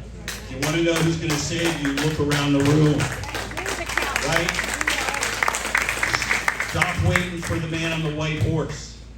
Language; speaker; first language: English; native; English